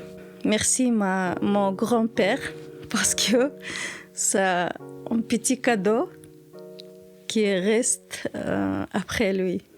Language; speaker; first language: French; non-native, learner; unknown